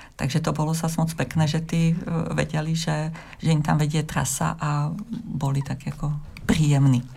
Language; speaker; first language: Slovak; native; Slovak